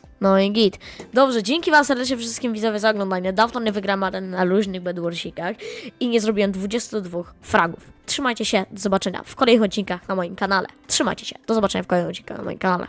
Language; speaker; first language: Polish; native; Polish